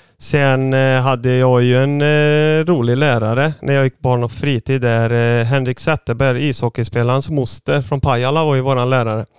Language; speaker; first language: Swedish; early bilingual, other home language; Bosnian